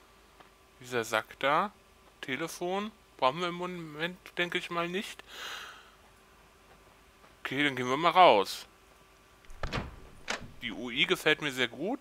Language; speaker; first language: German; native; German